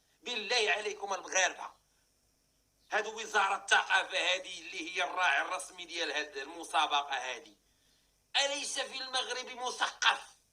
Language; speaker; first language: Arabic; native; Arabic